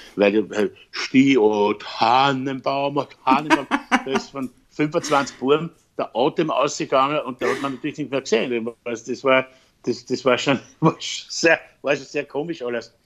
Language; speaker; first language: German; native; German